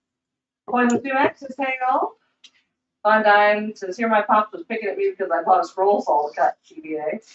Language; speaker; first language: English; native; English